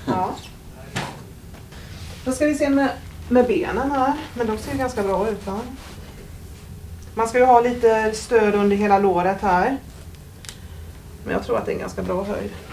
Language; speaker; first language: Swedish; native; Swedish